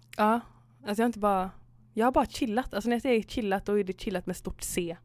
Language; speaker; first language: Swedish; early bilingual, other home language; Somali